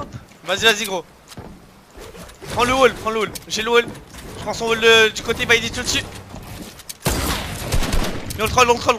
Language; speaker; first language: French; native; French